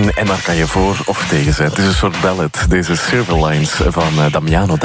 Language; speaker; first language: Dutch; native; Dutch